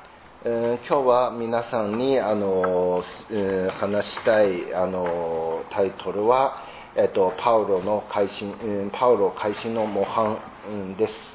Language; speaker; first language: Japanese; non-native, fluent; Chinese